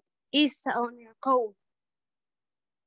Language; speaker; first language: Finnish; non-native, learner; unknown